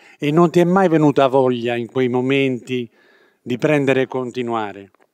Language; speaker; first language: Italian; native; Italian